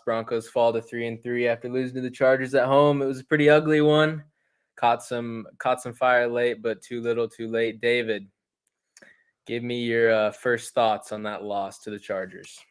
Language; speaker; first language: English; native; English